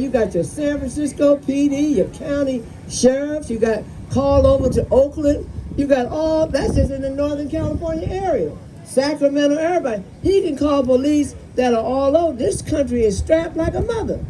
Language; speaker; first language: English; native; English